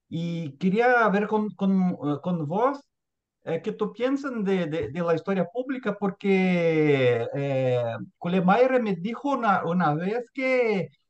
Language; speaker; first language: Spanish; non-native, fluent; Portuguese